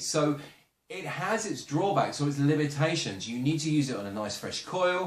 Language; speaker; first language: English; native; English